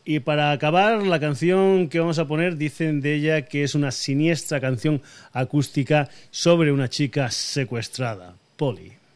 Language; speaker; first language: Spanish; native; Spanish